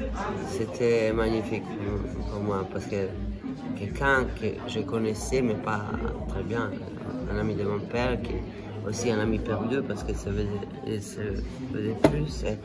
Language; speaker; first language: French; non-native, fluent; Italian